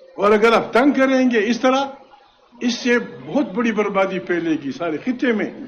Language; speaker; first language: Urdu; non-native, local second language; Pashto